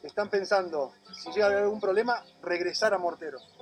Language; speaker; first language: Spanish; native; Spanish